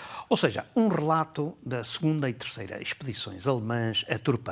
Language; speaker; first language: Portuguese; native; Portuguese